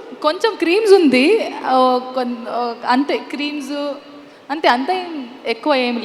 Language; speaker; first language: Telugu; non-native, learner; Kannada